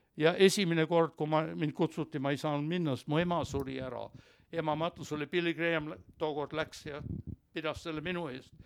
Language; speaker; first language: Estonian; early bilingual, heritage; Estonian